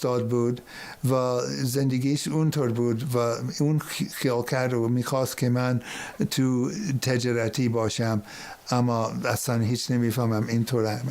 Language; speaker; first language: Persian; non-native, fluent; English